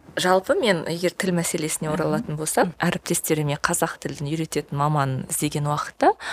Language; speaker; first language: Kazakh; native; Kazakh